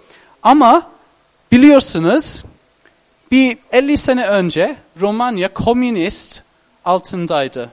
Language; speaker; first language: Turkish; non-native, fluent; English